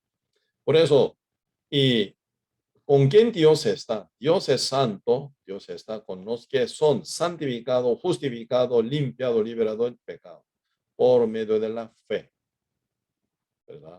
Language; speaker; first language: Spanish; non-native, fluent; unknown